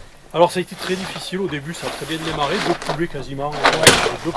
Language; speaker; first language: French; native; French